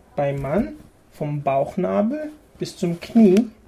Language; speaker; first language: German; early bilingual, other home language; Bosnian